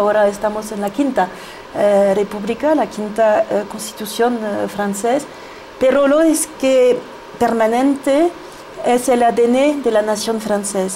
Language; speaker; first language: Spanish; non-native, fluent; French